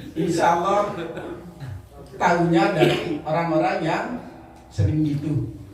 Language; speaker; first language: Indonesian; native; Indonesian